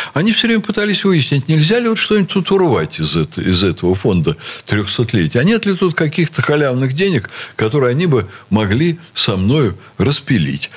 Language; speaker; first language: Russian; native; Russian